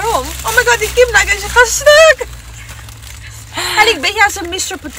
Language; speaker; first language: Dutch; non-native, learner; Italian